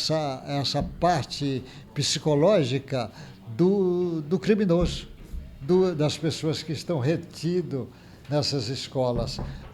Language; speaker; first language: Portuguese; native; Portuguese